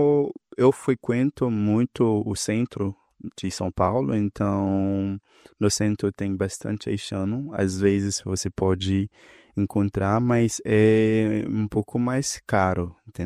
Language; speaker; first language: Portuguese; non-native, fluent; Haitian Creole